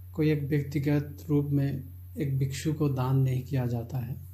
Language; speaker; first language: Hindi; non-native, local second language; Chakma